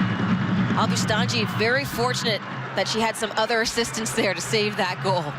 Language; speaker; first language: English; native; English